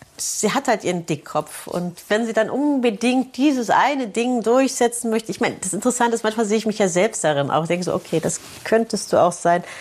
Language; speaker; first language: German; early bilingual, other home language; Turkish